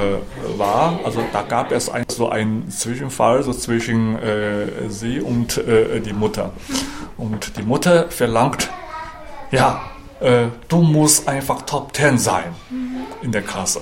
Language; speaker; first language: German; non-native, fluent; Chinese